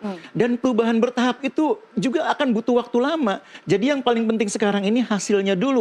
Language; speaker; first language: Indonesian; native; Indonesian